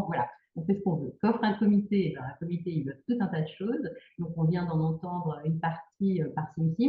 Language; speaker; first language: French; native; French